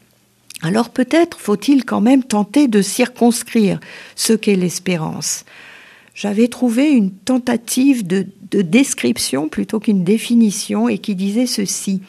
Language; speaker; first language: French; native; French